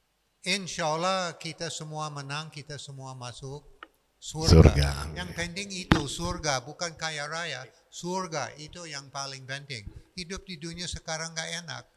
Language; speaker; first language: Indonesian; non-native, fluent; English